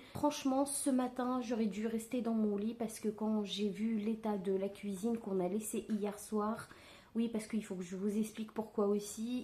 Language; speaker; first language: French; native; French